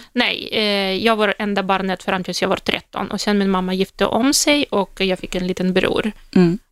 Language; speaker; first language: Swedish; non-native, fluent; Russian